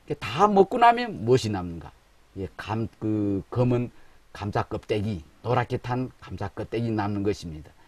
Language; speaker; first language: Korean; native; Korean